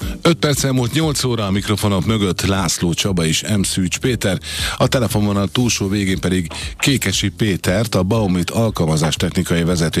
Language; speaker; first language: Hungarian; native; Hungarian